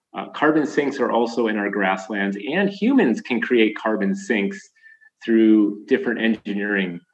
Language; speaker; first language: English; native; English